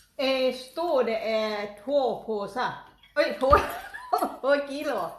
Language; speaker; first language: Swedish; non-native, learner; Thai